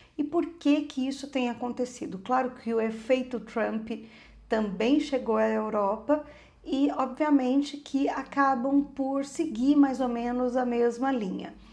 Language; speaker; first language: Portuguese; native; Portuguese